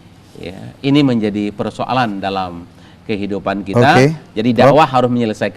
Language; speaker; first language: Indonesian; native; Indonesian